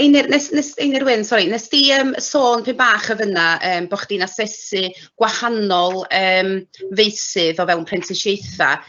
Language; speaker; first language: Welsh; native; Welsh